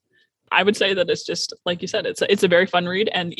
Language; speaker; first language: English; native; English